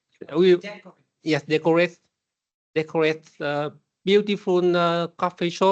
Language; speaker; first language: English; non-native, learner; Vietnamese